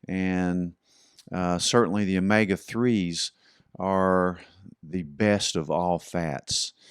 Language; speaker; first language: English; native; English